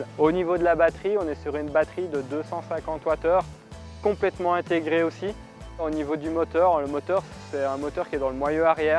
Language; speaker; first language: French; native; French